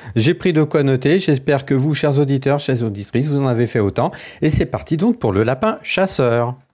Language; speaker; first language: French; native; French